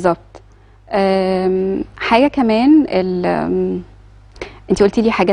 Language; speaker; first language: Arabic; native; Arabic